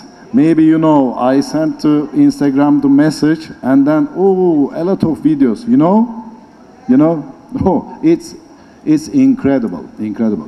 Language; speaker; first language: English; non-native, learner; Turkish